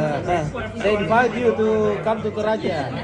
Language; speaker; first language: English; non-native, learner; Indonesian